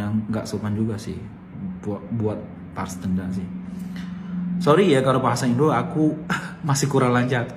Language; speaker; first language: Indonesian; non-native, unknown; Chinese